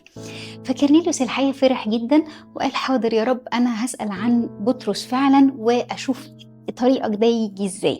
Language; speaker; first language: Arabic; native; Arabic